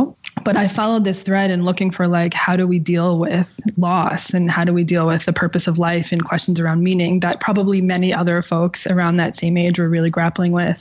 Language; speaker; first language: English; native; English